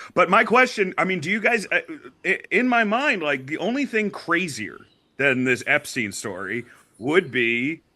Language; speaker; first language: English; native; English